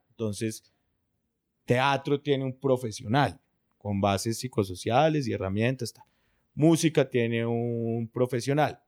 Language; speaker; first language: Spanish; native; Spanish